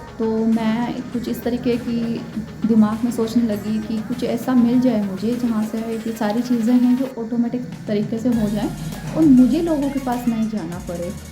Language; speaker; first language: Hindi; non-native, local second language; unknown